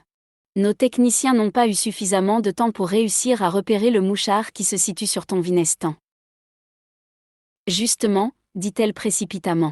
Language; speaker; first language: French; native; French